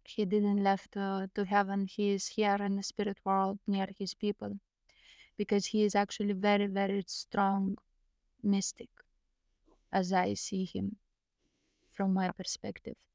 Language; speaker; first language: English; non-native, fluent; Lithuanian